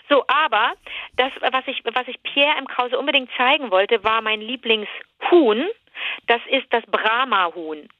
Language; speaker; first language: German; native; German